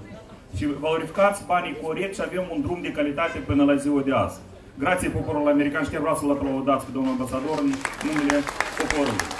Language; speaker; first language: Romanian; native; Romanian